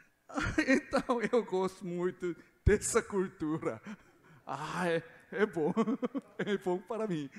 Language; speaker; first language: Portuguese; non-native, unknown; Korean